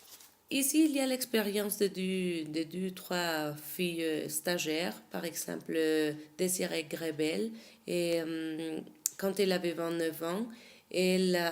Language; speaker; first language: French; non-native, fluent; Spanish